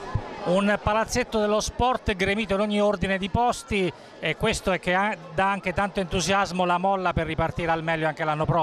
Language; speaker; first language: Italian; native; Italian